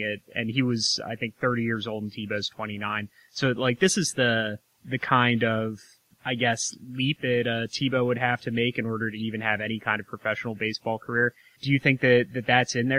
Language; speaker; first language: English; native; English